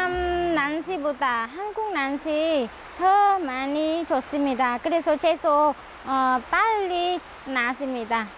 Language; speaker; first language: Korean; non-native, learner; Vietnamese